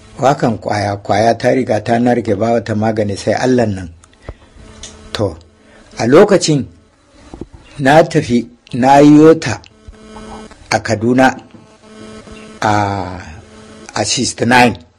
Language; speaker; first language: Hausa; non-native, local second language; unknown